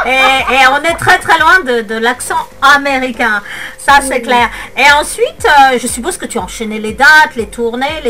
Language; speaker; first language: French; native; French